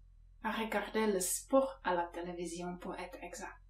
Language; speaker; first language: French; non-native, fluent; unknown